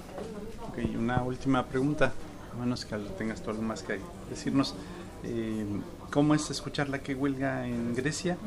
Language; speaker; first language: Spanish; native; Spanish